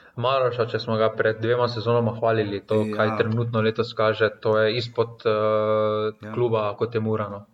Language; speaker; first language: Slovenian; native; Slovenian